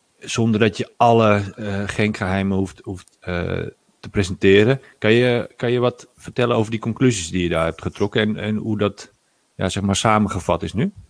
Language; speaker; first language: Dutch; native; Dutch